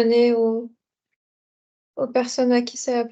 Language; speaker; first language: French; native; French